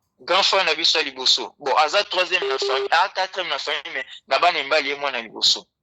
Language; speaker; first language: Lingala; native; Lingala